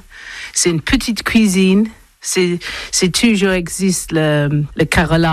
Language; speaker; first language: French; non-native, learner; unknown